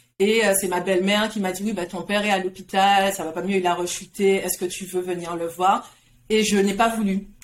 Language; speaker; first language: French; native; French